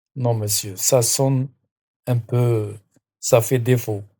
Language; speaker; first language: French; non-native, local second language; Arabic